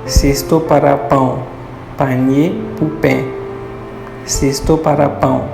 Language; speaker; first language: Portuguese; non-native, fluent; Haitian Creole